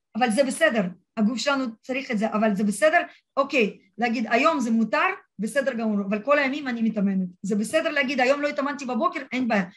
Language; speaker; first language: Hebrew; non-native, fluent; Russian